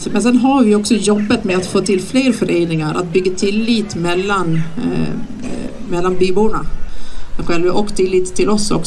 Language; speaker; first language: Swedish; native; Swedish